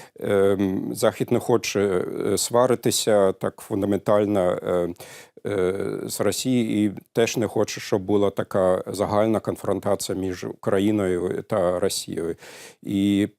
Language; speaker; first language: Ukrainian; non-native, fluent; German